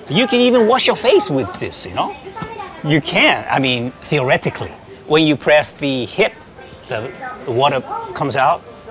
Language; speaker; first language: English; non-native, fluent; Japanese